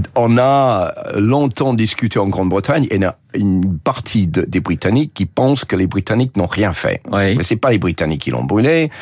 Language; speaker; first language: French; non-native, fluent; English